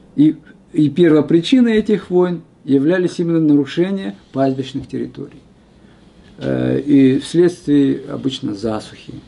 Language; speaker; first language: Russian; non-native, local second language; Kazakh